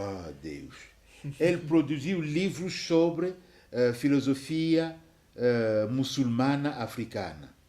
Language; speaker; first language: Portuguese; non-native, fluent; French